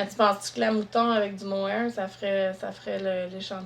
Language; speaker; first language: French; native; French